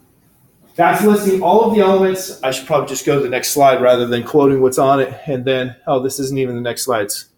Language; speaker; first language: English; native; English